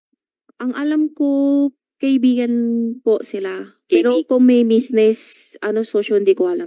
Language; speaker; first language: Filipino; non-native, learner; Chinese